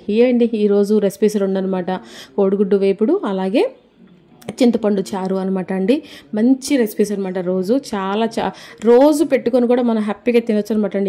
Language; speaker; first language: Telugu; native; Telugu